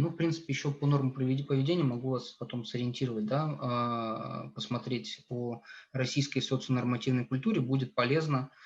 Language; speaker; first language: Russian; native; Russian